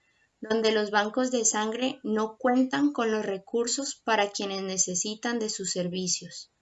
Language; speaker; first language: Spanish; native; Spanish